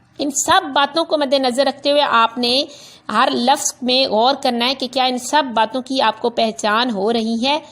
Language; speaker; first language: Urdu; non-native, local second language; Punjabi